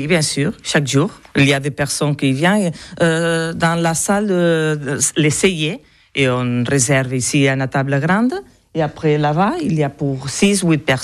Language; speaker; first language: French; non-native, learner; Catalan